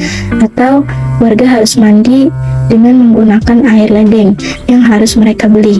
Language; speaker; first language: Indonesian; native; Indonesian